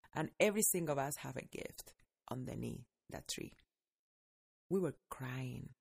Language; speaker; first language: English; non-native, fluent; Spanish